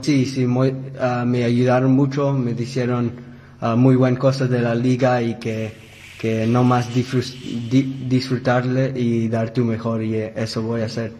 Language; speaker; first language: Spanish; early bilingual, heritage; English